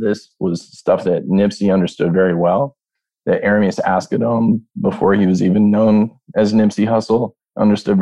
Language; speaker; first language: English; native; English